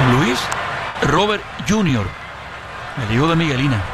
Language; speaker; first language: Spanish; native; Spanish